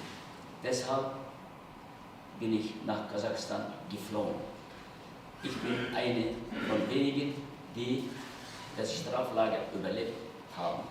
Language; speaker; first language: German; non-native, fluent; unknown